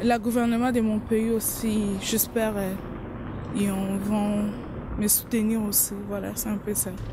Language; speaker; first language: French; non-native, local second language; Lingala